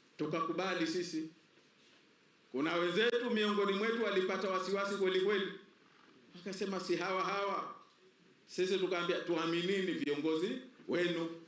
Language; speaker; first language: Swahili; native; Swahili